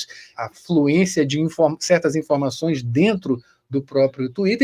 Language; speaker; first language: Portuguese; native; Portuguese